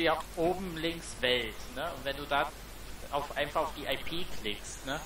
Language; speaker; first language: German; native; German